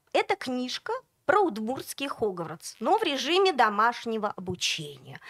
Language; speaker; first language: Russian; native; Russian